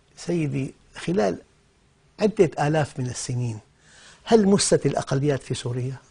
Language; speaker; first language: Arabic; native; Arabic